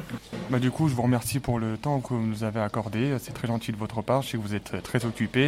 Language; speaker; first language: French; native; French